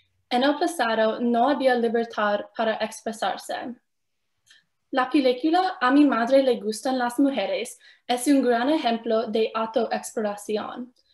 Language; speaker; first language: Spanish; non-native, fluent; English